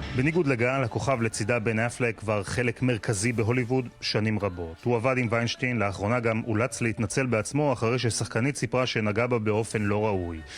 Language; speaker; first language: Hebrew; native; Hebrew